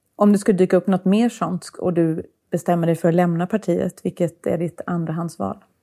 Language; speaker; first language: Swedish; native; Swedish